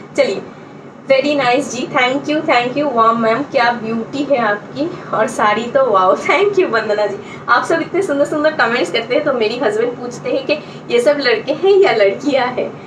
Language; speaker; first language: Hindi; non-native, local second language; Bangla